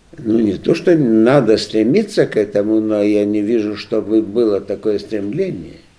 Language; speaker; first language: Russian; non-native, local second language; Lithuanian